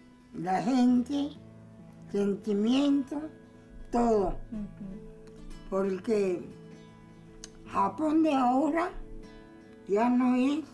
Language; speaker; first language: Spanish; non-native, fluent; Japanese